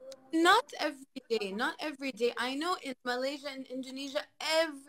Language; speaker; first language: English; non-native, fluent; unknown